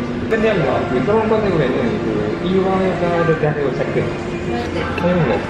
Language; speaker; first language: Korean; non-native, learner; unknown